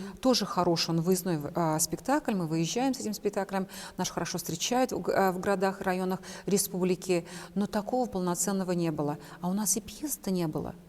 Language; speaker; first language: Russian; non-native, local second language; Chuvash